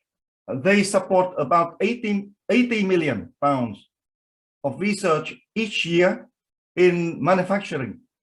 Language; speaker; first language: English; non-native, fluent; Vietnamese